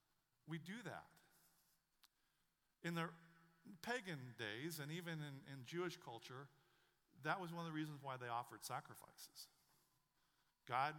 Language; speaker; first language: English; native; English